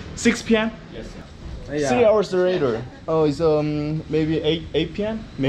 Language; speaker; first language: English; non-native, learner; Korean